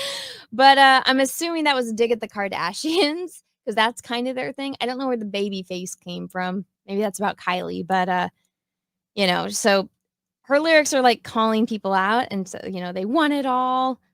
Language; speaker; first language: English; native; English